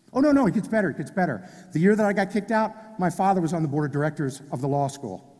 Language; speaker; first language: English; native; English